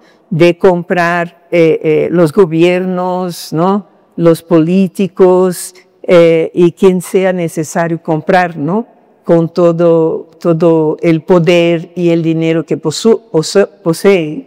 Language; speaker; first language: Spanish; non-native, fluent; Portuguese